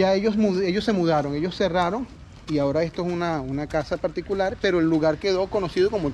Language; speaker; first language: Spanish; native; Spanish